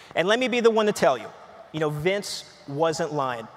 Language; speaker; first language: English; native; English